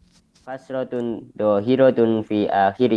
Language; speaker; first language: Arabic; non-native, learner; Indonesian